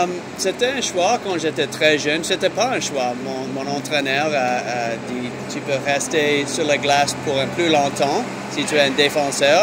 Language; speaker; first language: French; non-native, learner; English